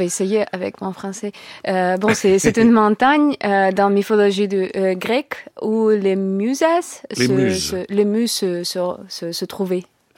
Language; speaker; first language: French; non-native, learner; Russian